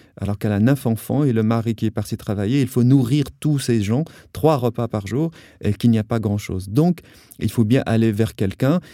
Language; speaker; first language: French; non-native, local second language; Arabic